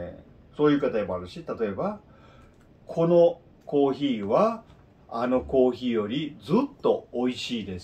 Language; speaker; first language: Japanese; non-native, learner; Korean